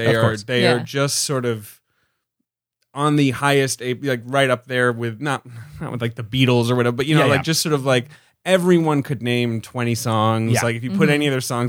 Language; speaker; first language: English; native; English